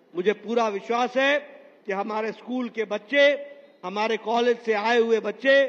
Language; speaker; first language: Hindi; native; Hindi